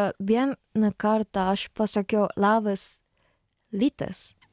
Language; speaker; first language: Lithuanian; non-native, learner; Japanese